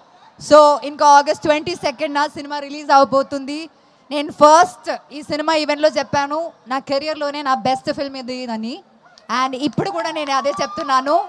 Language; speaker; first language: Telugu; non-native, fluent; Malayalam